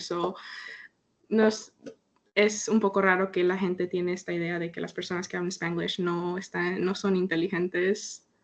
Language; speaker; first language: Spanish; early bilingual, heritage; Spanish